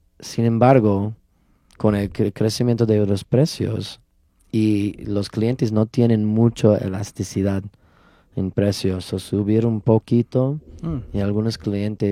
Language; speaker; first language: Spanish; non-native, learner; English